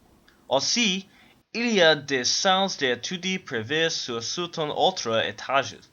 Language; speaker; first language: French; non-native, learner; English